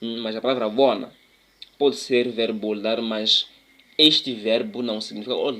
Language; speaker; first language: Portuguese; non-native, local second language; Tsonga